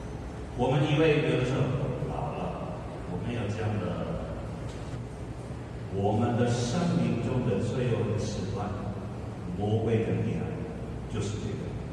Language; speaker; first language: Chinese; non-native, fluent; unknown